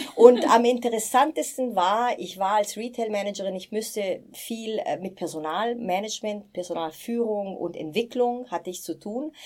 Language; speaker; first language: German; non-native, fluent; Italian